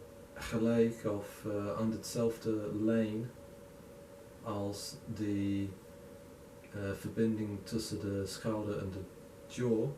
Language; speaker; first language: Dutch; non-native, learner; English